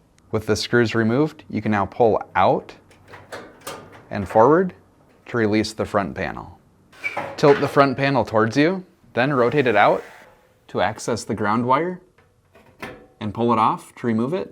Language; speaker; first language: English; native; English